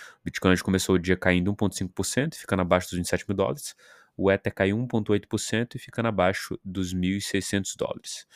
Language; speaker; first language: Portuguese; native; Portuguese